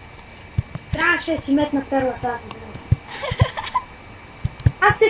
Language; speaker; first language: Bulgarian; native; Bulgarian